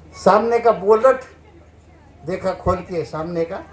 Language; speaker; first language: Hindi; non-native, local second language; Marathi